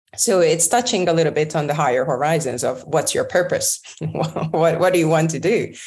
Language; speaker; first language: English; non-native, fluent; Hungarian